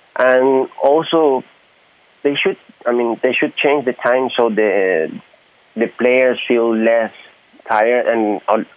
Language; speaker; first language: English; non-native, fluent; Spanish